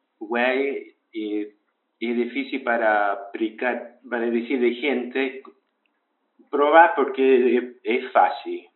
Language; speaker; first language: Spanish; early bilingual, heritage; English